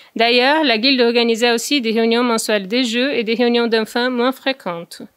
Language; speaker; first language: French; non-native, fluent; Portuguese